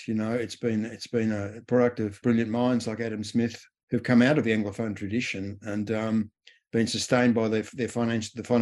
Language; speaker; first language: English; native; English